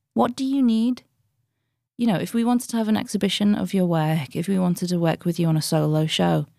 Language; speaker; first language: English; native; English